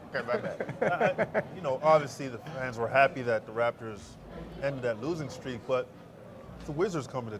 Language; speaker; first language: English; native; English